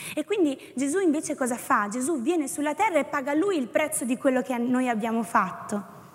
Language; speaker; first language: Italian; native; Italian